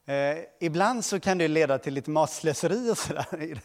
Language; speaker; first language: Swedish; early bilingual, other home language; Portuguese